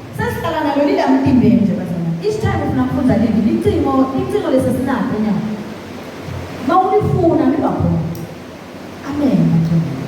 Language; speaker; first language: Zulu; non-native, local second language; Swati